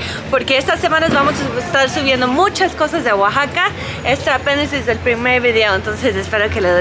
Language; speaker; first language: Spanish; non-native, fluent; English